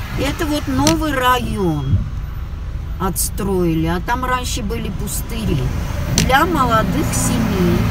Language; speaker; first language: Russian; non-native, local second language; Armenian